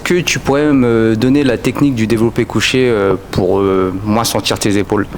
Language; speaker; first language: French; native; French